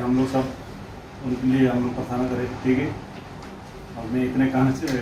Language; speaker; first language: Hindi; non-native, learner; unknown